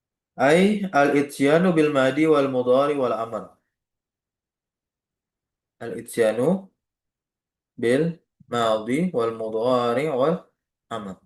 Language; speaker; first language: Arabic; non-native, fluent; Indonesian